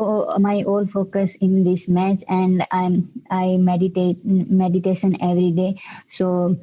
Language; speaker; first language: English; non-native, learner; Hindi